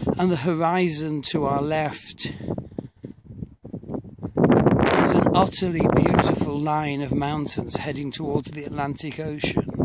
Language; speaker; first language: English; native; English